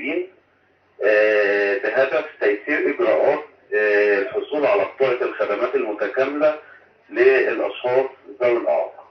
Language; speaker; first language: Arabic; native; Arabic